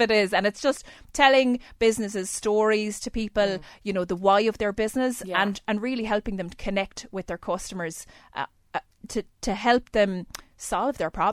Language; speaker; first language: English; native; English